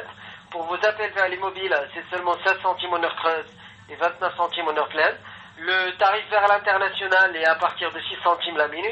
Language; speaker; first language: French; native; French